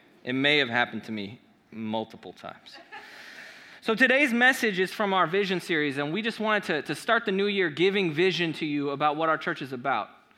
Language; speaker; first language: English; native; English